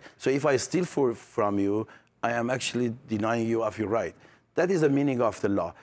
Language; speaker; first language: English; non-native, fluent; Persian